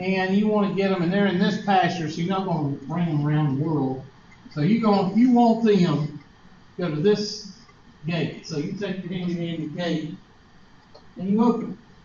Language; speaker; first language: English; native; English